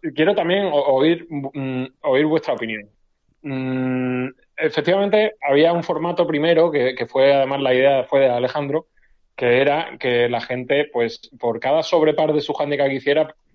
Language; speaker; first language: Spanish; native; Spanish